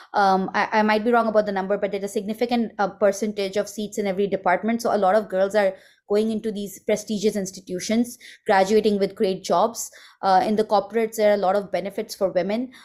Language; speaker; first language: English; non-native, local second language; Hindi